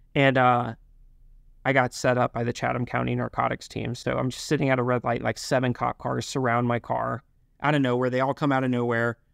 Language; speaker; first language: English; native; English